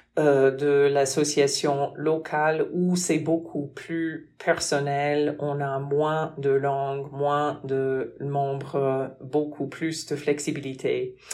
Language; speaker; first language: French; non-native, fluent; English